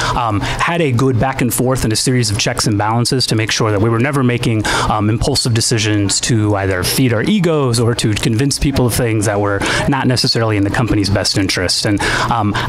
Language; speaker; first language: English; native; English